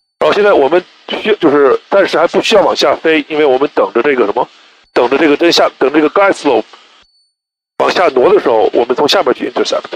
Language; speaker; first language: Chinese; native; Chinese